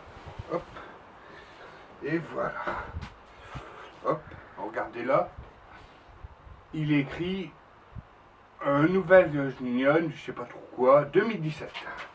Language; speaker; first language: French; native; French